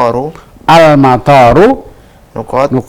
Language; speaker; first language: Arabic; non-native, learner; Indonesian